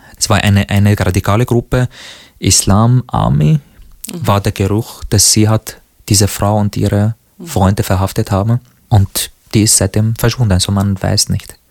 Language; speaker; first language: German; non-native, fluent; Arabic